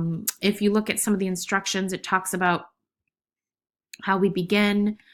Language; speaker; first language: English; native; English